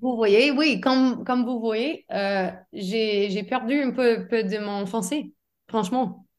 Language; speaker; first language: French; non-native, fluent; English